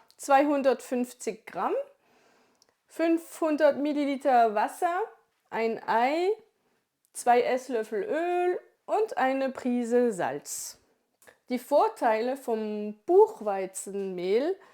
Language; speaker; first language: German; non-native, local second language; Swiss German